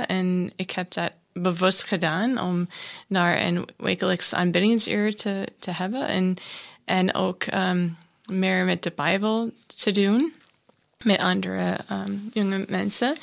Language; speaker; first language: Dutch; non-native, learner; English